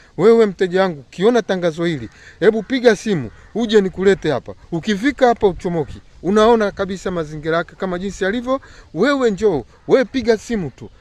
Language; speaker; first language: Swahili; native; Swahili